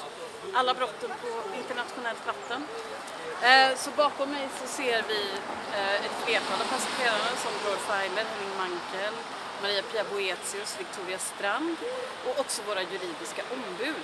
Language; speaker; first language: Swedish; native; Swedish